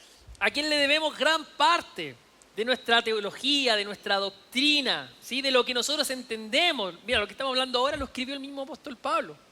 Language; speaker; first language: Spanish; native; Spanish